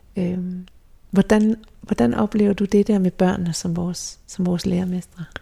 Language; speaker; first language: Danish; native; Danish